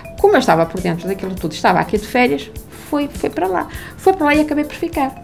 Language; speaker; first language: Portuguese; native; Portuguese